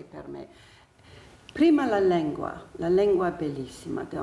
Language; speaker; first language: Italian; non-native, learner; English